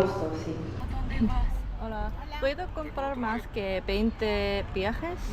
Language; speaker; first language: Spanish; non-native, learner; Korean